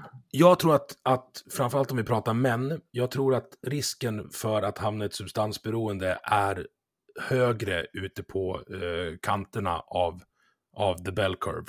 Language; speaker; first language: Swedish; native; Swedish